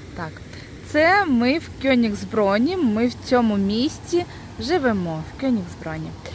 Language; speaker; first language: Ukrainian; non-native, local second language; Russian